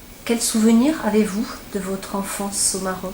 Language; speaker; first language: French; native; French